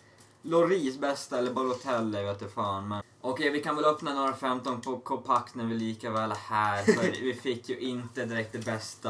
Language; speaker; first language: Swedish; native; Swedish